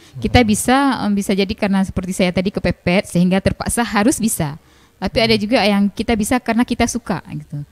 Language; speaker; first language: Indonesian; non-native, local second language; Achinese